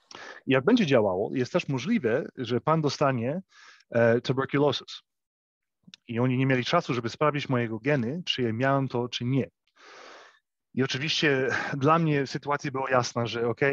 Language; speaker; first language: Polish; early bilingual, heritage; English